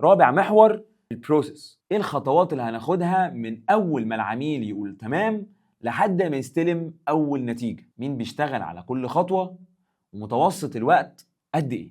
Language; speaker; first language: Arabic; native; Arabic